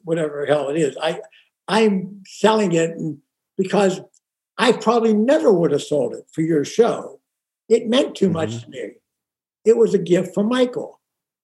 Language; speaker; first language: English; native; English